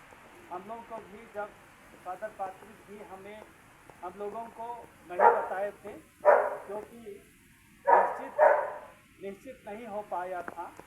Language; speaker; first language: Hindi; native; Hindi